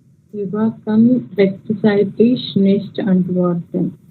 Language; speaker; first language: German; non-native, learner; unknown